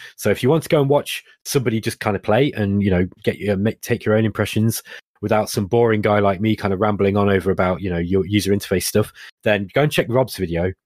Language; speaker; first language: English; native; English